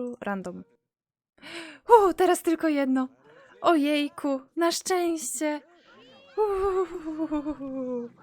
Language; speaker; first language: Polish; native; Polish